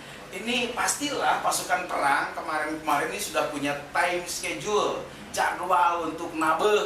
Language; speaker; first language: Indonesian; native; Indonesian